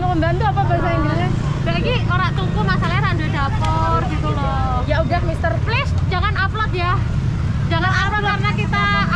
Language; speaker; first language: Indonesian; non-native, local second language; Javanese